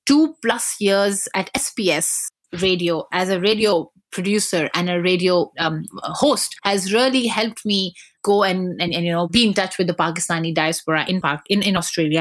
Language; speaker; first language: English; non-native, local second language; Pashto